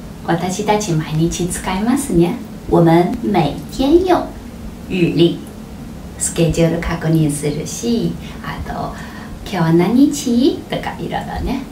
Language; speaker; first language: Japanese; non-native, learner; Chinese